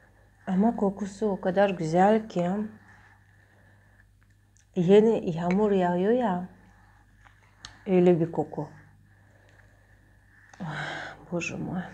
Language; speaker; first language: Turkish; non-native, fluent; Russian